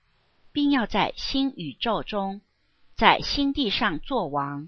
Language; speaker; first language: Chinese; native; Chinese